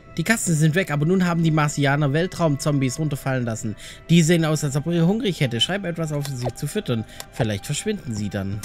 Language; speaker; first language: German; native; German